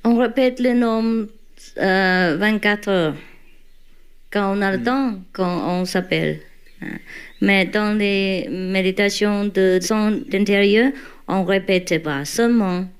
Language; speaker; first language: French; non-native, learner; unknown